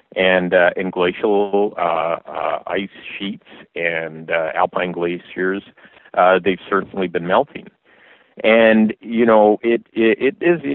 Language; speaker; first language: English; native; English